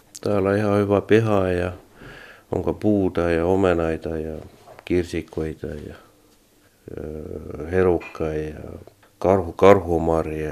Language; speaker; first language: Finnish; non-native, learner; Estonian